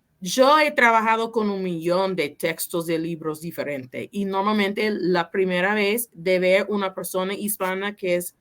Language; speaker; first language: Spanish; non-native, fluent; English